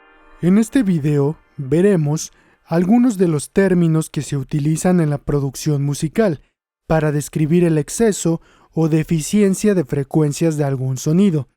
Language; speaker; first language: Spanish; native; Spanish